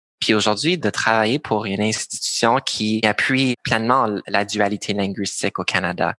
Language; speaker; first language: French; non-native, local second language; English